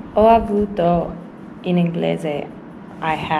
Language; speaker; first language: Italian; non-native, learner; English